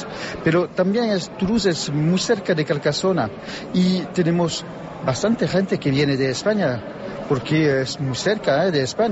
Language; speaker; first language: Spanish; non-native, learner; French